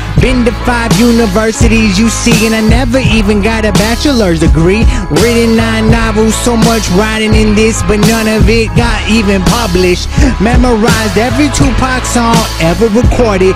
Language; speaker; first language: English; native; English